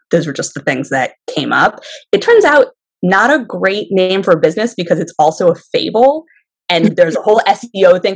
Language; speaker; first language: English; native; English